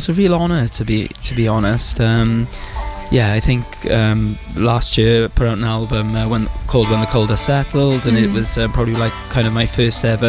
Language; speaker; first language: English; native; English